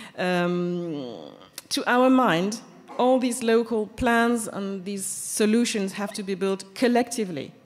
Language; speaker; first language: English; non-native, fluent; French